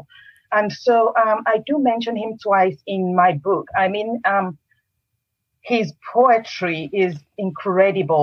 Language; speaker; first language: English; non-native, local second language; Yoruba